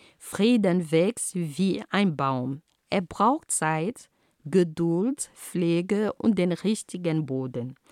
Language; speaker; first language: German; non-native, fluent; Ghomala